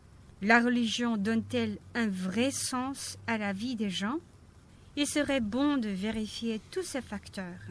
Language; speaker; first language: French; non-native, fluent; Korean